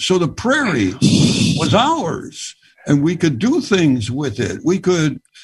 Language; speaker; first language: English; native; English